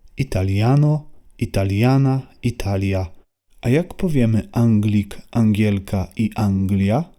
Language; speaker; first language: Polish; native; Polish